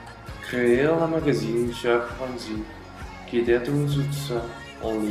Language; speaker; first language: French; non-native, learner; Spanish